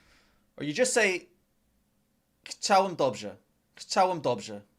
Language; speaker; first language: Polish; non-native, learner; English